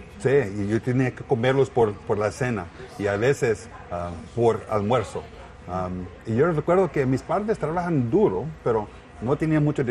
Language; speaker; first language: Spanish; non-native, learner; English